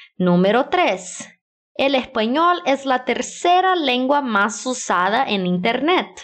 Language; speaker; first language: Spanish; non-native, fluent; Portuguese